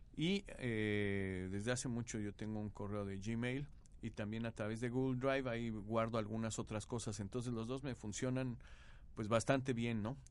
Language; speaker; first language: Spanish; native; Spanish